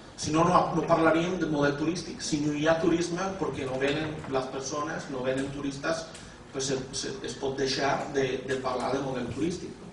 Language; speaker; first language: Catalan; non-native, fluent; Italian